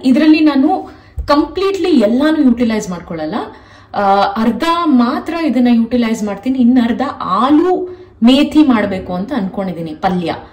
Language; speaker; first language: Kannada; native; Kannada